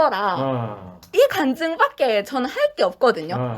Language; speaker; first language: Korean; native; Korean